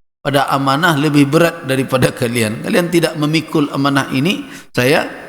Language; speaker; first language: Malay; non-native, local second language; Minangkabau